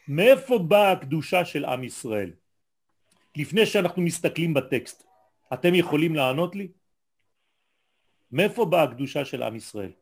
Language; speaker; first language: Hebrew; non-native, fluent; French